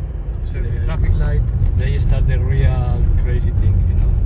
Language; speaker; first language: English; non-native, fluent; Spanish